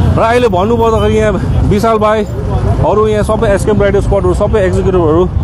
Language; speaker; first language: Nepali; native; Nepali